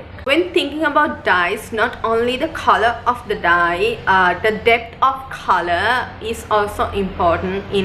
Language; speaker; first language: English; non-native, local second language; Sinhala